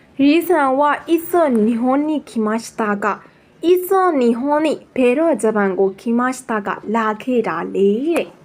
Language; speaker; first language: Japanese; non-native, fluent; Burmese